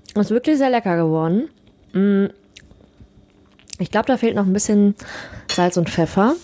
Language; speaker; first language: German; early bilingual, other home language; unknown